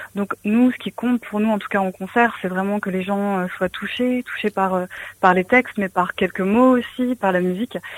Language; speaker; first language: French; native; French